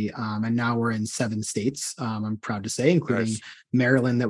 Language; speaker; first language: English; native; English